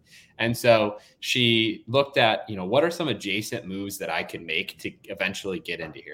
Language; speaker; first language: English; native; English